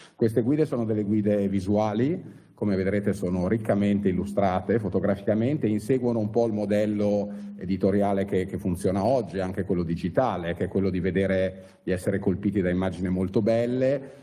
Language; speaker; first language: Italian; native; Italian